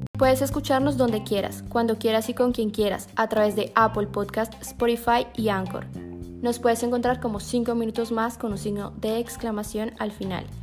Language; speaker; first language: Spanish; native; Spanish